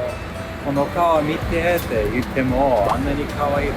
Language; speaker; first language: Japanese; non-native, fluent; Lithuanian